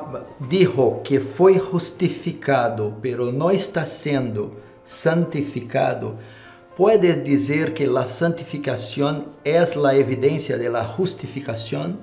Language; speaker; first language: Spanish; non-native, learner; Portuguese